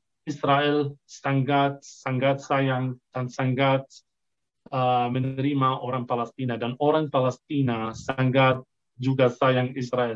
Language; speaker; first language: Indonesian; non-native, fluent; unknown